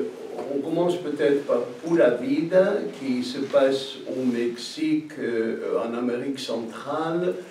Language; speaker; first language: French; non-native, fluent; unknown